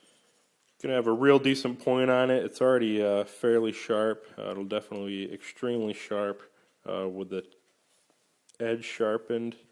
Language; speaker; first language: English; native; English